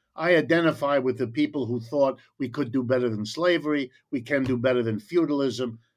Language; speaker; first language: English; native; English